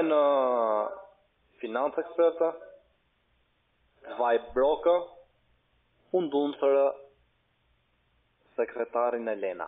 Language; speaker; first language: German; non-native, learner; Albanian